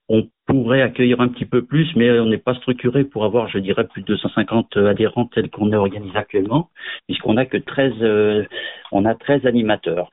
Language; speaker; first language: French; native; French